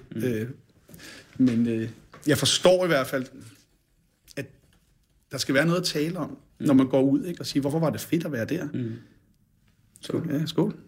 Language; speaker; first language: Danish; native; Danish